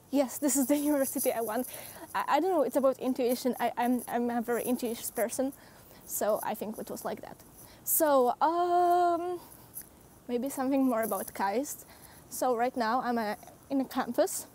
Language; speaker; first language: English; non-native, fluent; Polish